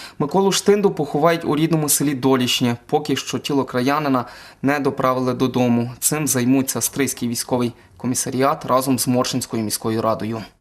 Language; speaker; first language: Ukrainian; native; Ukrainian